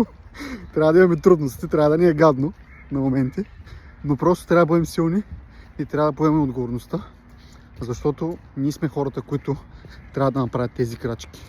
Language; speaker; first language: Bulgarian; native; Bulgarian